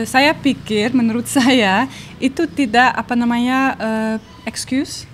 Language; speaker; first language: Indonesian; native; Indonesian